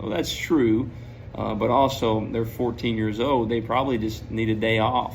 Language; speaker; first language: English; native; English